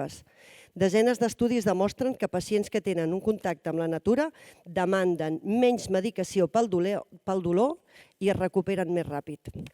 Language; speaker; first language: Catalan; native; Catalan